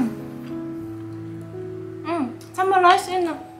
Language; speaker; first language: Indonesian; non-native, learner; Japanese